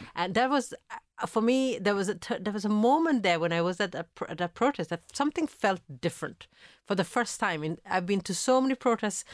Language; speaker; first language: English; early bilingual, other home language; Italian